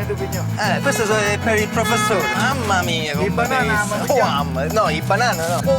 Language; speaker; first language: Italian; early bilingual, heritage; English